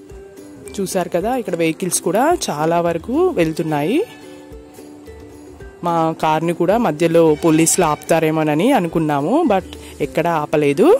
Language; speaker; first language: Telugu; native; Telugu